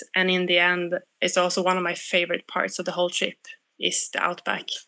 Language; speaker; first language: English; non-native, fluent; Swedish